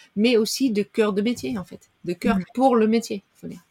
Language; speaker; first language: French; non-native, fluent; Dutch